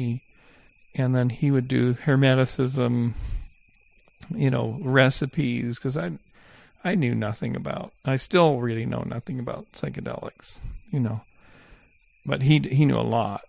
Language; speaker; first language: English; native; English